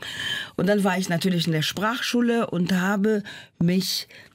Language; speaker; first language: German; non-native, fluent; Portuguese